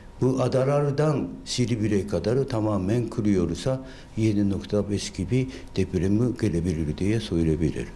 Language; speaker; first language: Turkish; non-native, fluent; Japanese